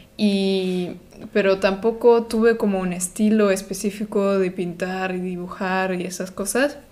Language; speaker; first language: Spanish; non-native, fluent; German